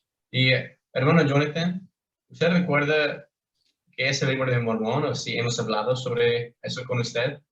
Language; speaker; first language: Spanish; non-native, fluent; English